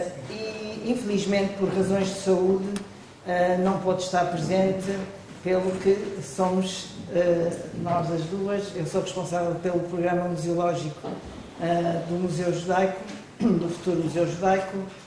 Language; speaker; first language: Portuguese; native; Portuguese